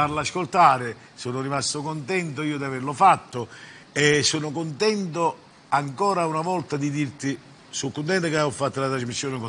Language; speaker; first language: Italian; native; Italian